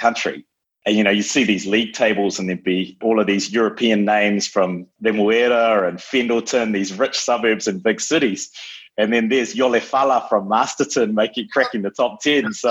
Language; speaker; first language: English; native; English